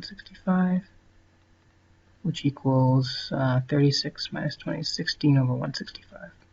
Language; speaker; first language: English; native; English